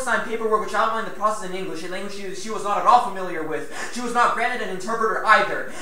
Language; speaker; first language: English; early bilingual, other home language; Spanish